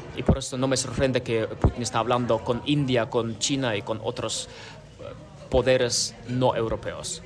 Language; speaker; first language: Spanish; non-native, fluent; Ukrainian